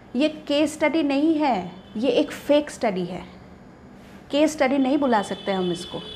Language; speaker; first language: Hindi; non-native, local second language; Bangla